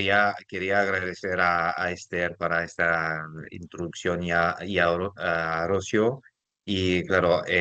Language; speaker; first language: Spanish; non-native, fluent; French